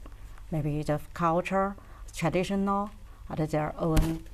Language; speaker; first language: English; non-native, learner; Chinese